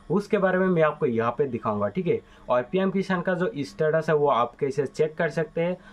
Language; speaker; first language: Hindi; native; Hindi